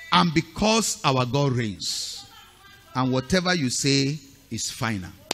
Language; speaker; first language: English; non-native, local second language; Yoruba